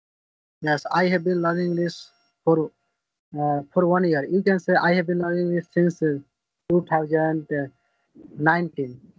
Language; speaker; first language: English; non-native, learner; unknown